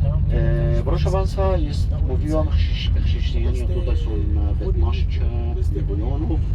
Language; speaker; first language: Polish; non-native, learner; Arabic